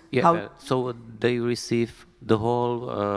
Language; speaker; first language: English; non-native, fluent; Czech